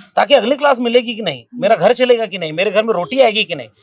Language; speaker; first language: Hindi; native; Hindi